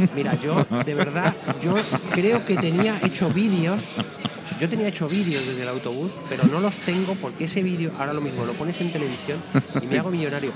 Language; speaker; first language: Spanish; native; Spanish